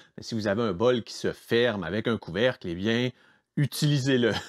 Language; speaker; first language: French; native; French